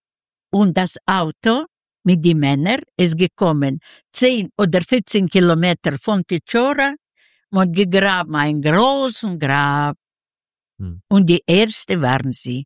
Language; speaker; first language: German; non-native, learner; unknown